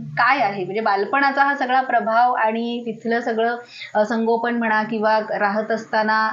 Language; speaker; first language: Marathi; native; Marathi